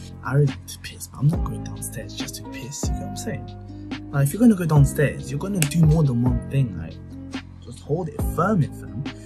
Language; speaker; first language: English; native; English